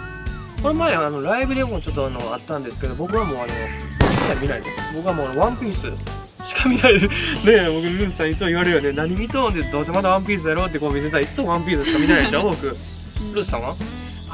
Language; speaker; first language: Japanese; native; Japanese